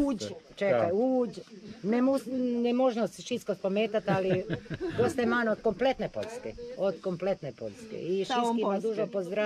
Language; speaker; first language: Polish; non-native, learner; Croatian